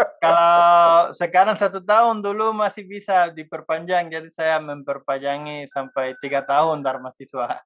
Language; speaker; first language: Indonesian; non-native, fluent; Spanish